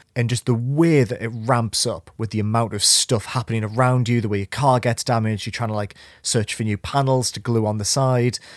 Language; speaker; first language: English; native; English